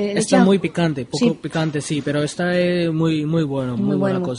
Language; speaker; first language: Spanish; non-native, learner; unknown